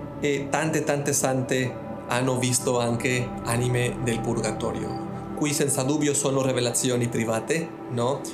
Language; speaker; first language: Italian; non-native, fluent; Spanish